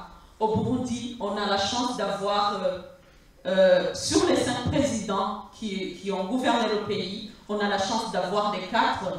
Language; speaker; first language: French; non-native, local second language; Rundi